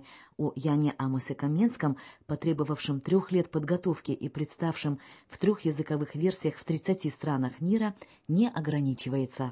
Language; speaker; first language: Russian; native; Russian